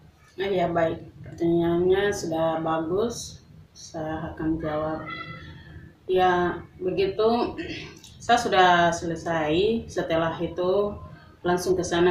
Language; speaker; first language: Indonesian; non-native, local second language; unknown